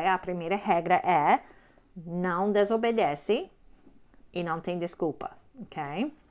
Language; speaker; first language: Portuguese; non-native, learner; English